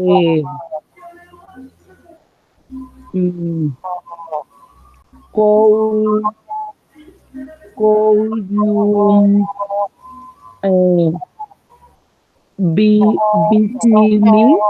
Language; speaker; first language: English; non-native, learner; Spanish